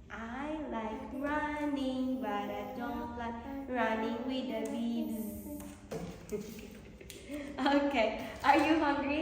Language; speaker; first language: English; non-native, learner; Vietnamese